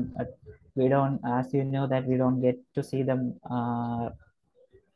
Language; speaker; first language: English; non-native, local second language; Malayalam